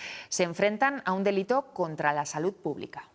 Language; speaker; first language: Spanish; native; Spanish